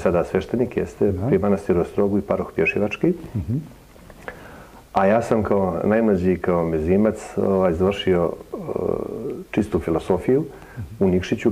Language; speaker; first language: Serbian; native; Serbian